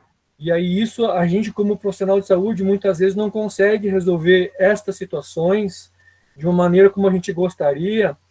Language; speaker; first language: Portuguese; native; Portuguese